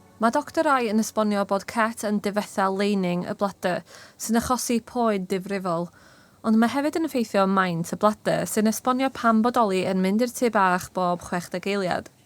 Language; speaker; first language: Welsh; native; Welsh